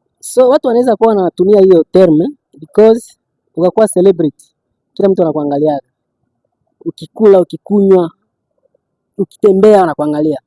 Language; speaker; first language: Swahili; native; Swahili